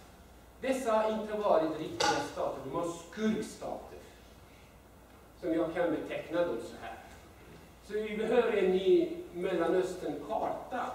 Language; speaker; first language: Swedish; non-native, fluent; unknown